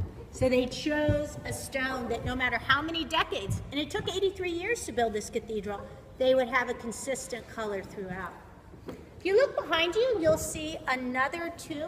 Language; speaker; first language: English; native; English